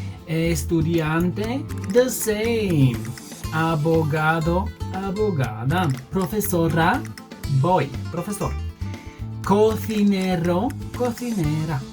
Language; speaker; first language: Spanish; non-native, fluent; English